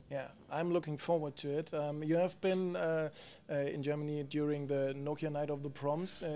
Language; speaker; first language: English; non-native, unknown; German